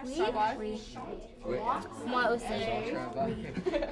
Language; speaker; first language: French; non-native, learner; English